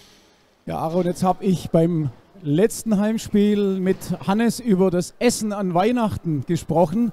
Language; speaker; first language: German; native; German